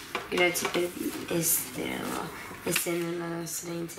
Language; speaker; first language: Italian; early bilingual, heritage; Italian